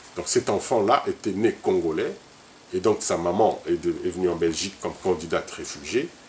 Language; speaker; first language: French; non-native, local second language; Lingala